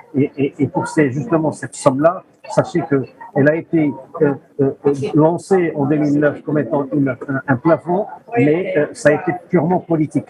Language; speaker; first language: French; non-native, local second language; Arabic